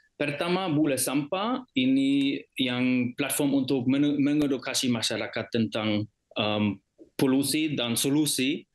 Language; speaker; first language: Indonesian; non-native, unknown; German